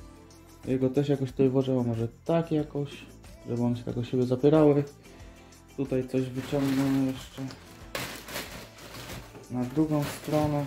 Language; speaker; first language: Polish; native; Polish